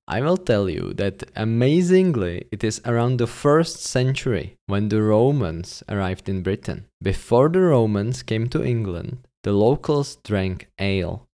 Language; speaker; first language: English; non-native, fluent; Czech